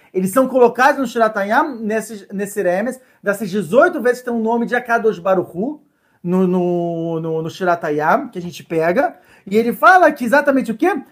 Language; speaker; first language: Portuguese; native; Portuguese